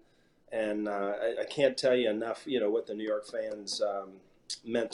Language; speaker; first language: English; native; English